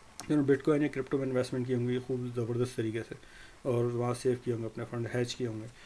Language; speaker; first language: Urdu; native; Urdu